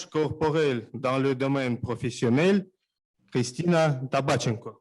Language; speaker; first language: French; non-native, fluent; Russian